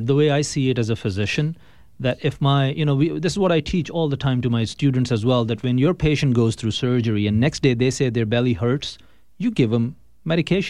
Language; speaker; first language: English; non-native, local second language; Urdu